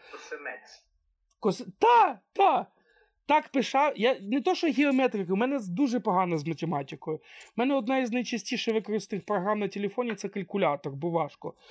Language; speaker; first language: Ukrainian; non-native, local second language; Russian